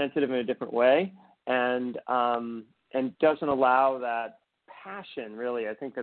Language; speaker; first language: English; native; English